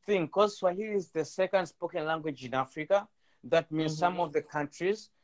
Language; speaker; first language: English; non-native, local second language; Swahili